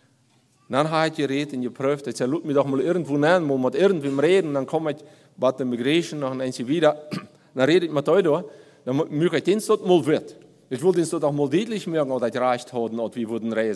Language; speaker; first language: German; non-native, learner; Plautdietsch